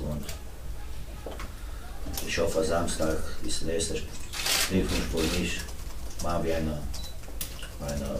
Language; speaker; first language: German; non-native, fluent; Romanian